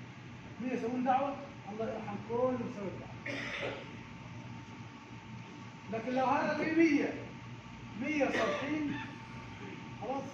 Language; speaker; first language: Arabic; non-native, learner; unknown